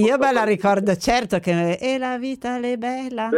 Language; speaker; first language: Italian; native; Italian